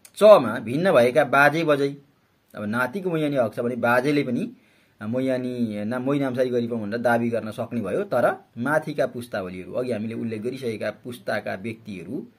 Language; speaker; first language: Nepali; native; Nepali